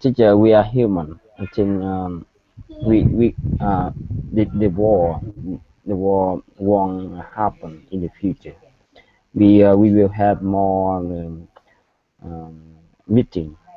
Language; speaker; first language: English; non-native, learner; Vietnamese